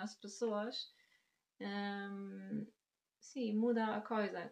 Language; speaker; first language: Portuguese; non-native, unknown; German